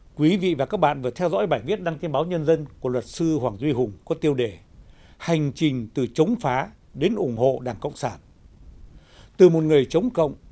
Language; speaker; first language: Vietnamese; native; Vietnamese